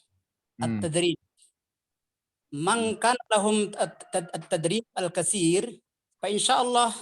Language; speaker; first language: Arabic; non-native, fluent; Indonesian